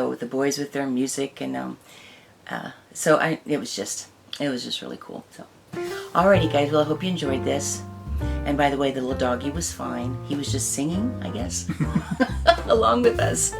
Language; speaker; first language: English; native; English